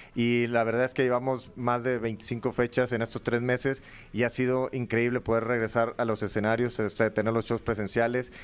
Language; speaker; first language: Spanish; native; Spanish